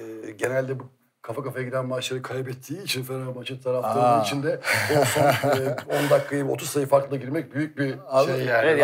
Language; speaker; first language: Turkish; native; Turkish